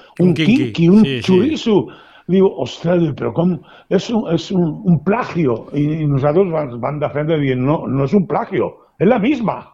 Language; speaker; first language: Catalan; non-native, local second language; Spanish